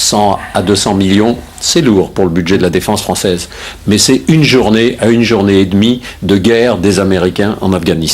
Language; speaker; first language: French; native; French